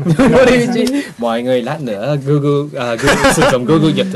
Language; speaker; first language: Vietnamese; early bilingual, heritage; Vietnamese